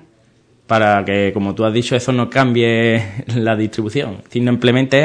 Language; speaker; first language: Spanish; native; Spanish